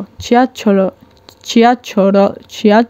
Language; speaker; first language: Korean; non-native, learner; Spanish